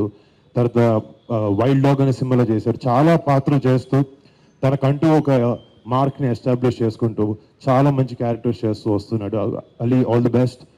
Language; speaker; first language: Telugu; native; Telugu